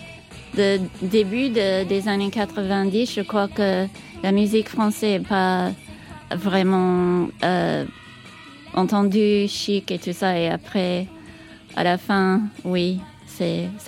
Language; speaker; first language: French; non-native, learner; English